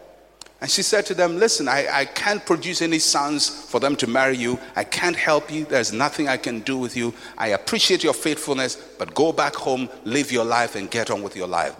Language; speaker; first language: English; non-native, local second language; Akan